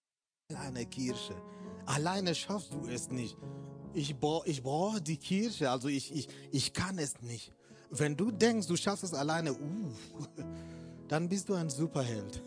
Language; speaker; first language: German; non-native, fluent; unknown